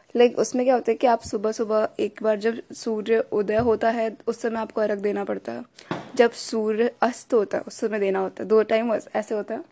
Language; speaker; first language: Hindi; native; Hindi